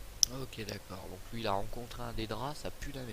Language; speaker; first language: French; native; French